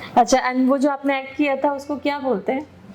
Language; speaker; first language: Hindi; native; Hindi